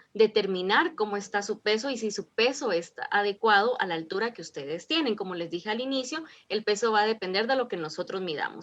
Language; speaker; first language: Spanish; native; Spanish